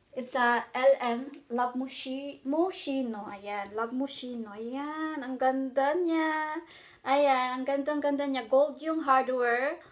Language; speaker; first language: Filipino; non-native, local second language; Cebuano